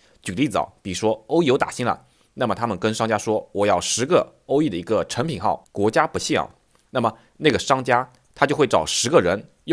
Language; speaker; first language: Chinese; native; Chinese